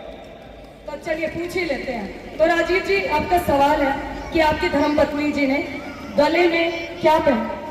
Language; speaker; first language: Hindi; native; Hindi